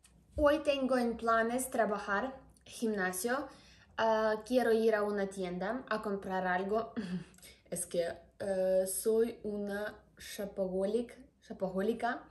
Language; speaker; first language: Spanish; non-native, learner; Ukrainian